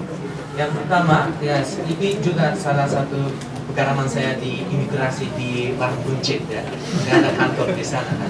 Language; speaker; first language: Indonesian; non-native, fluent; Japanese